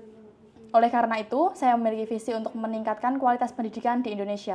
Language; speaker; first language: Indonesian; native; Indonesian